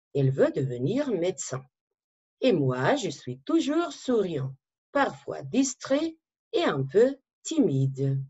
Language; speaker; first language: French; non-native, fluent; Macedonian